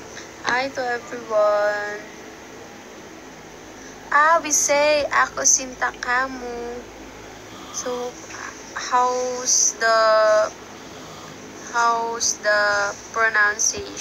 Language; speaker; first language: English; non-native, local second language; Filipino